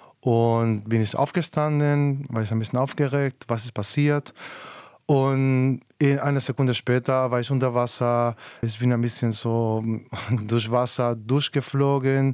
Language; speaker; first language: German; non-native, fluent; Spanish